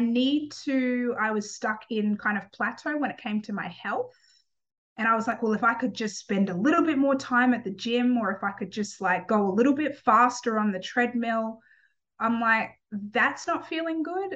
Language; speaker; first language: English; native; English